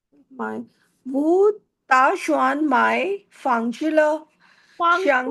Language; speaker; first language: Chinese; non-native, learner; Hindi